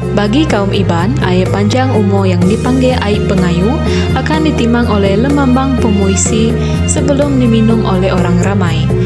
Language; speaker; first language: Malay; non-native, local second language; Iban